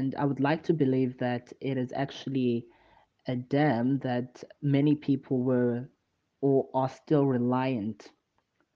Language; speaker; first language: English; non-native, local second language; Xhosa